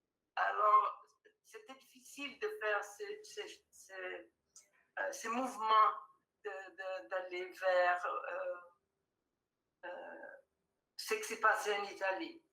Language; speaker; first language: French; non-native, fluent; Portuguese